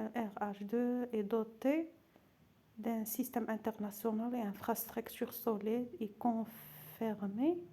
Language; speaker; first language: French; non-native, local second language; Arabic